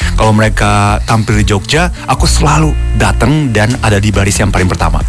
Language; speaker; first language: Indonesian; non-native, fluent; Japanese